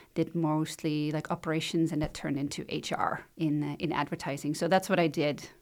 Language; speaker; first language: English; non-native, fluent; Dutch